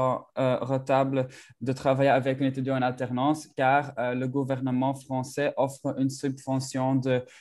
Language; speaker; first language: French; non-native, local second language; Dutch